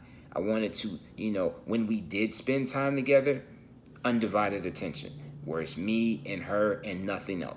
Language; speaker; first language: English; native; English